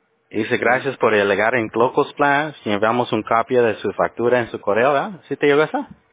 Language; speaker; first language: Spanish; early bilingual, heritage; Spanish